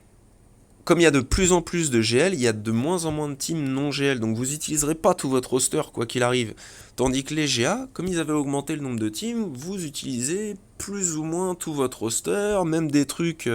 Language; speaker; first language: French; native; French